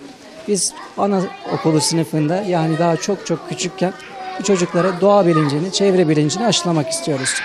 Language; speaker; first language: Turkish; native; Turkish